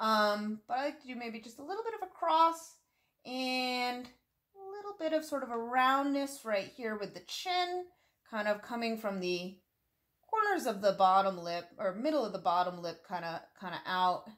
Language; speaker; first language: English; native; English